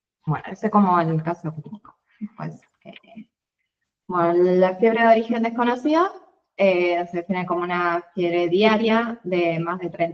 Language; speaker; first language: Spanish; native; Spanish